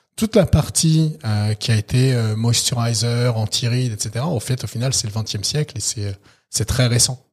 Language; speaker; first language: French; native; French